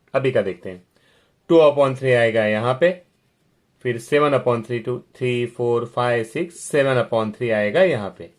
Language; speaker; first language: Hindi; non-native, local second language; Marathi